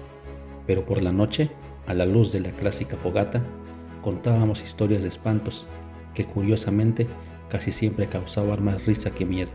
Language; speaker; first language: Spanish; native; Spanish